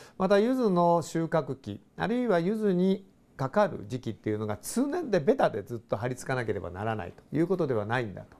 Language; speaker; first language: Japanese; native; Japanese